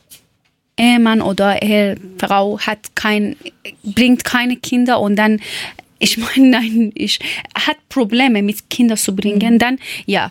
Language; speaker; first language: German; non-native, learner; Persian